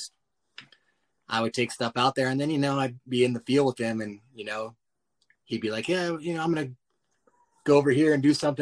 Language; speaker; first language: English; native; English